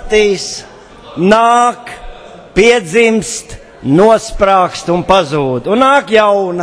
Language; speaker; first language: Latvian; native; Latvian